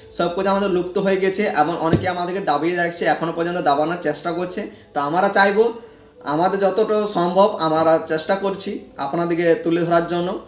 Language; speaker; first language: Bangla; non-native, local second language; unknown